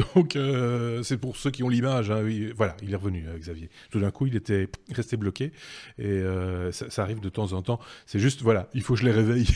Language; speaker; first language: French; native; French